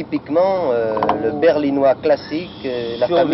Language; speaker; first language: French; native; French